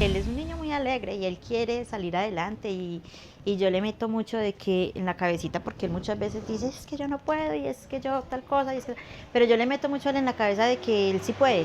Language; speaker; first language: Spanish; native; Spanish